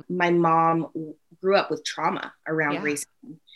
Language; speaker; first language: English; native; English